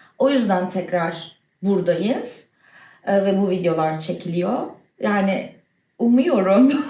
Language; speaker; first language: Turkish; native; Turkish